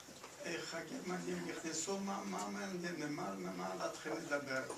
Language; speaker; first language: Hebrew; non-native, fluent; Yiddish